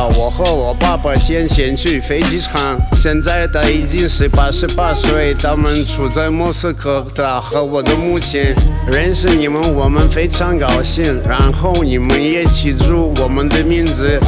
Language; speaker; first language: Chinese; non-native, learner; Russian